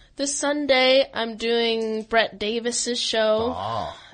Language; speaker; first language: English; native; English